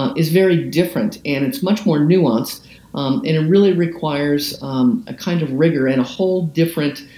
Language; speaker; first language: English; native; English